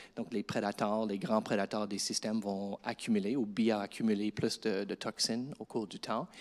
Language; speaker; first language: French; native; French